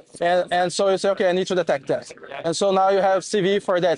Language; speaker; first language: English; non-native, fluent; Portuguese